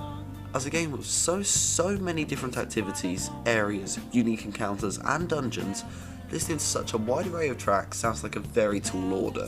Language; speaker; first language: English; native; English